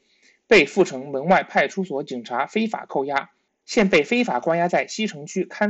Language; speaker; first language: Chinese; native; Chinese